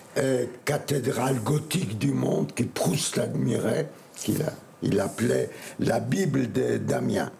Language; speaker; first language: French; non-native, fluent; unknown